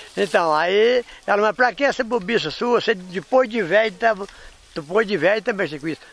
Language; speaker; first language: Portuguese; native; Portuguese